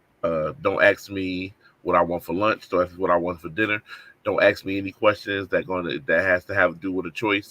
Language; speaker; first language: English; native; English